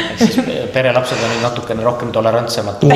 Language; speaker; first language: Estonian; native; Estonian